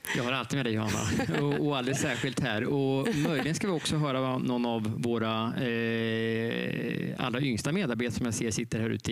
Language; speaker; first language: Swedish; native; Swedish